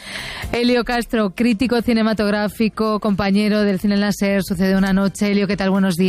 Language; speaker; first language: Spanish; native; Spanish